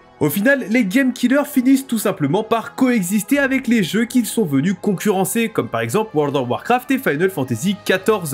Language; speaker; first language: French; native; French